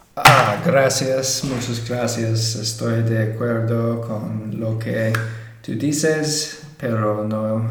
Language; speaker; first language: Spanish; non-native, learner; English